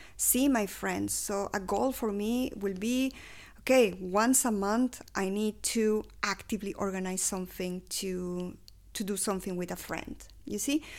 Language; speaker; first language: English; non-native, fluent; Spanish